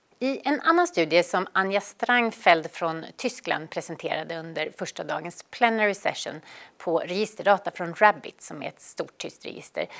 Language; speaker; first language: Swedish; native; Swedish